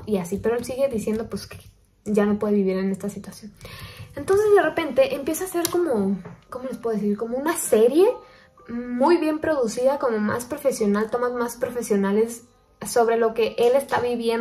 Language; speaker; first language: Spanish; native; Spanish